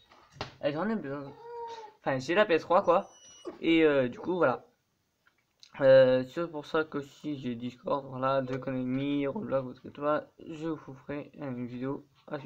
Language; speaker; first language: French; native; French